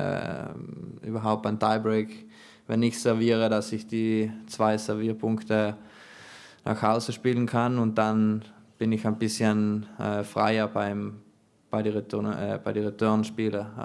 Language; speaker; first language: German; non-native, fluent; Italian